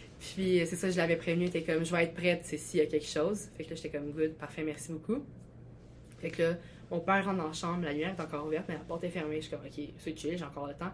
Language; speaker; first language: French; early bilingual, other home language; Albanian